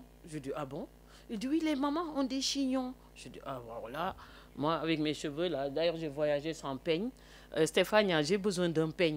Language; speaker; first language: French; non-native, local second language; Wolof